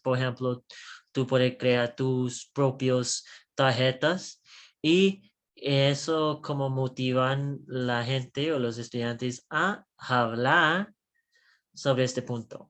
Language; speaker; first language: Spanish; non-native, learner; English